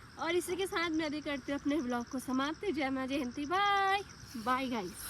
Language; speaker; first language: Hindi; native; Hindi